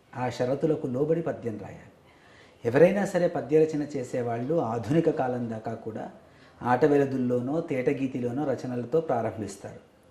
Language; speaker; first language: Telugu; native; Telugu